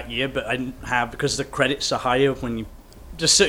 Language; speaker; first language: English; native; English